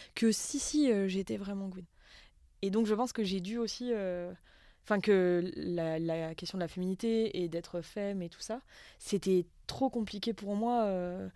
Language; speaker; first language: French; native; French